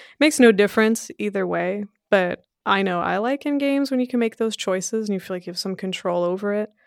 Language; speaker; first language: English; early bilingual, other home language; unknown